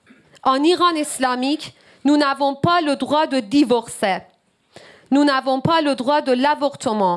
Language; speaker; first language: French; non-native, learner; Persian